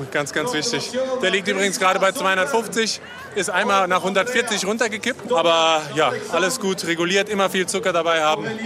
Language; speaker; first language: German; native; German